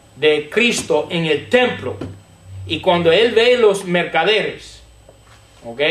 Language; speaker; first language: Spanish; non-native, fluent; English